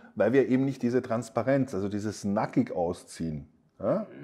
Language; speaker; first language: German; native; German